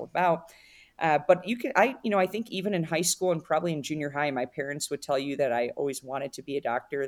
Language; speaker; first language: English; native; English